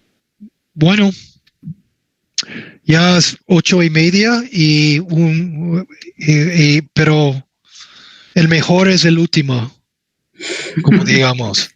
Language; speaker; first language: Spanish; non-native, learner; English